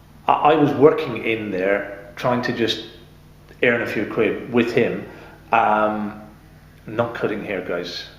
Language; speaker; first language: English; native; English